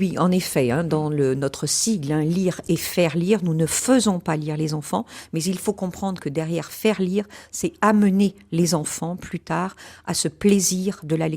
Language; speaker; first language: French; native; French